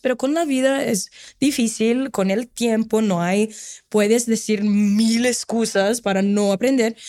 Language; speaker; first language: Spanish; non-native, fluent; Portuguese